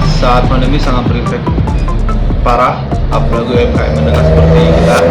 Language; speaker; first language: Indonesian; non-native, local second language; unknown